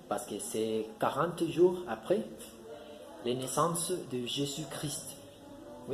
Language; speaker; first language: French; non-native, learner; Spanish